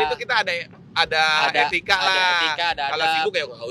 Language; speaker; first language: Indonesian; native; Indonesian